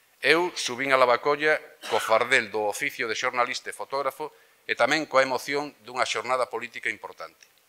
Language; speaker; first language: Galician; native; Galician